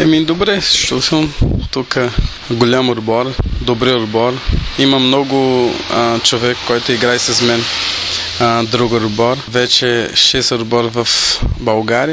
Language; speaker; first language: Bulgarian; non-native, learner; Portuguese